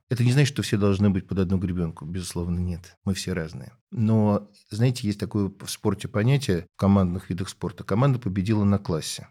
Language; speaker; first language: Russian; native; Russian